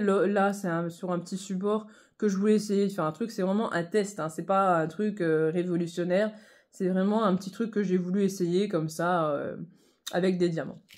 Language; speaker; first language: French; native; French